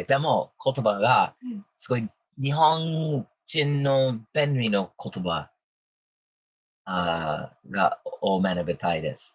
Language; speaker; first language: Japanese; non-native, learner; English